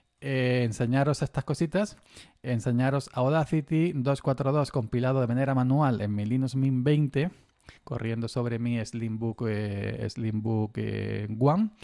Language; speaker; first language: Spanish; native; Spanish